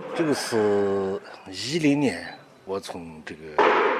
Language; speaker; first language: Chinese; native; Chinese